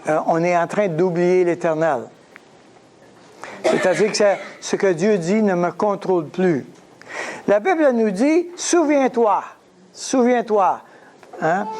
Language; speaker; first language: French; native; French